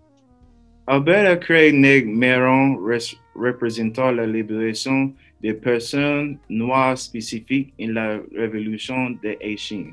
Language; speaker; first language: French; non-native, learner; English